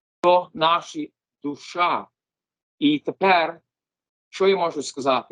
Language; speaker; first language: Ukrainian; early bilingual, heritage; English